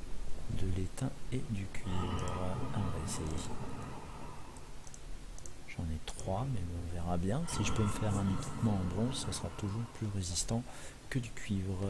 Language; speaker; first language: French; native; French